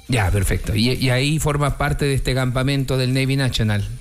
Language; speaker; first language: Spanish; native; Spanish